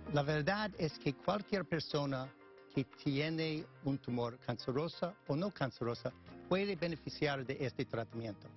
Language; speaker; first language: Spanish; non-native, fluent; English